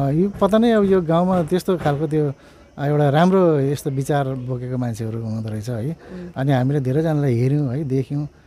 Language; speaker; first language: Nepali; native; Nepali